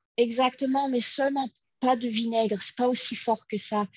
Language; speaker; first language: French; non-native, fluent; English